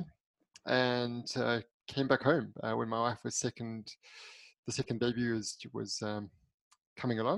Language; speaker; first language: English; native; English